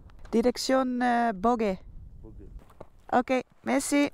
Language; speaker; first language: French; non-native, learner; Dutch